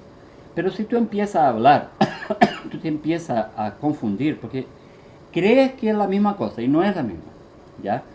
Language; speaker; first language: Spanish; early bilingual, heritage; Spanish